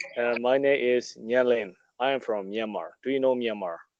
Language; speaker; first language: English; non-native, learner; Burmese